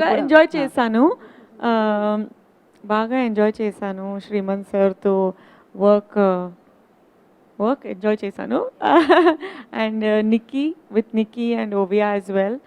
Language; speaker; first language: Telugu; non-native, learner; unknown